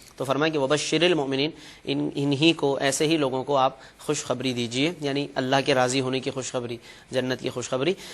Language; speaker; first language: Urdu; native; Urdu